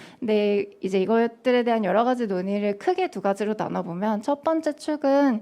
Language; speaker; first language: Korean; native; Korean